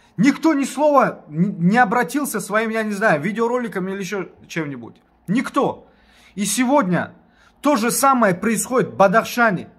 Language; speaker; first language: Russian; non-native, local second language; Tajik